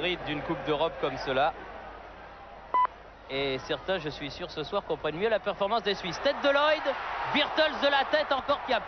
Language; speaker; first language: French; native; French